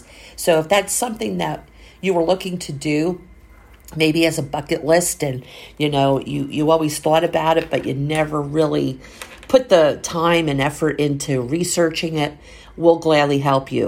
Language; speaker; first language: English; native; English